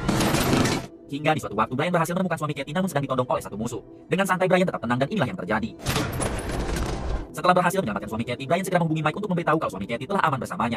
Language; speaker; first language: Indonesian; native; Indonesian